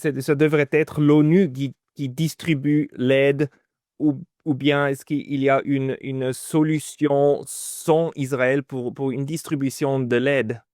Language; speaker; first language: French; non-native, fluent; German